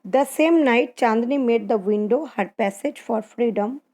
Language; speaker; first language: English; non-native, local second language; Gujarati